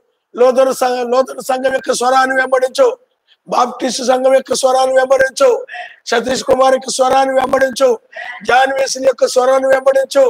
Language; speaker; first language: Telugu; native; Telugu